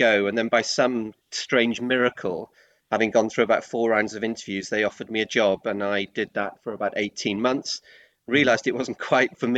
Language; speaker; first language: English; native; English